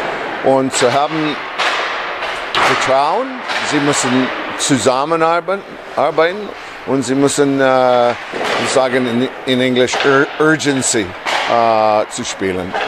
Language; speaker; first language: German; non-native, learner; English